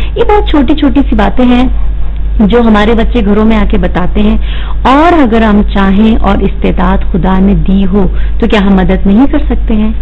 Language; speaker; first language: Urdu; native; Urdu